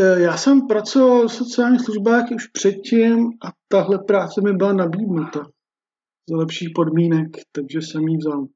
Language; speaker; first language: Czech; native; Czech